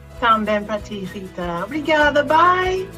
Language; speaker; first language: Portuguese; non-native, fluent; Spanish